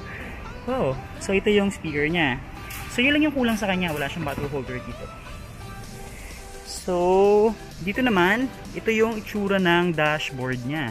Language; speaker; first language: Filipino; native; Filipino